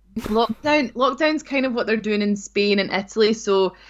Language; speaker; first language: English; native; English